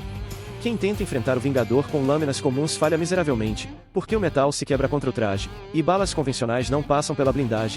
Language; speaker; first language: Portuguese; native; Portuguese